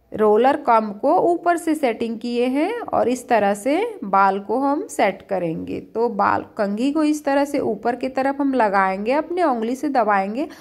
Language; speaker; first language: Hindi; native; Hindi